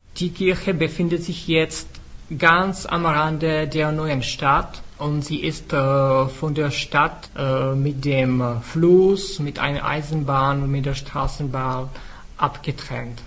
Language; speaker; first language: German; non-native, fluent; Czech